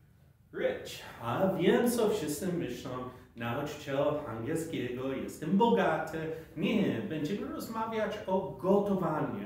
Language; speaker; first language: Polish; non-native, learner; English